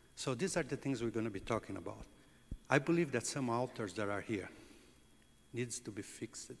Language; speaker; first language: English; non-native, fluent; Portuguese